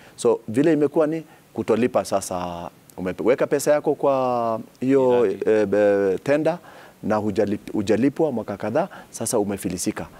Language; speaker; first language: Swahili; non-native, local second language; Somali